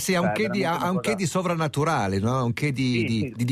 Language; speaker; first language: Italian; native; Italian